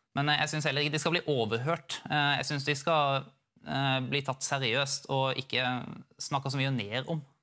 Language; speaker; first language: Norwegian; native; Norwegian